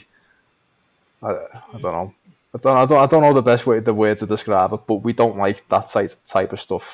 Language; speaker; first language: English; native; English